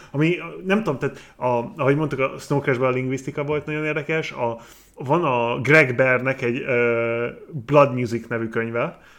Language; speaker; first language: Hungarian; non-native, fluent; English